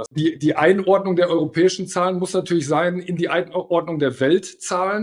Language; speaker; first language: German; native; German